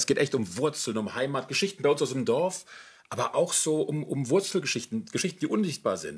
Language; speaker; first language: German; native; German